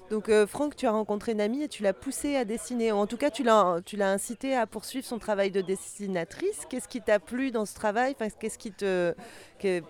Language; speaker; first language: French; native; French